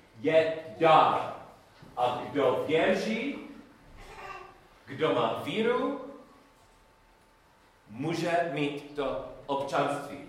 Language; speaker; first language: Czech; non-native, learner; English